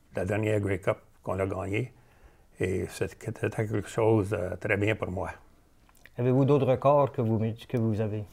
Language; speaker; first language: French; native; French